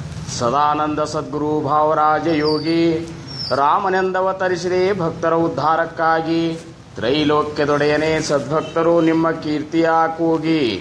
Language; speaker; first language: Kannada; native; Kannada